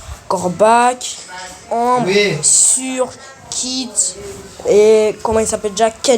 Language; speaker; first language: French; native; French